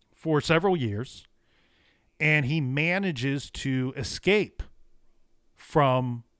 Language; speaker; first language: English; native; English